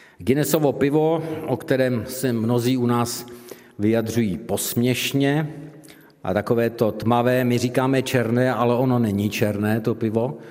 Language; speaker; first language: Czech; native; Czech